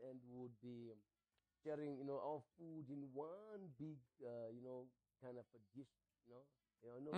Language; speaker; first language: English; non-native, local second language; Xhosa